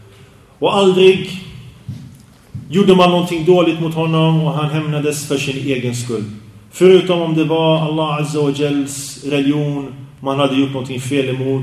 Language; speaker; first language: Swedish; early bilingual, other home language; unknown